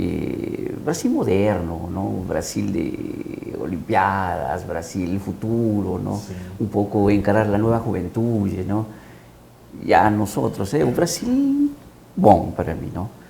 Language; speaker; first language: Portuguese; non-native, learner; Spanish